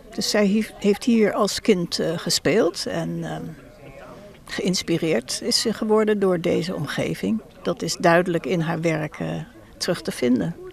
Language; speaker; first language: Dutch; non-native, fluent; English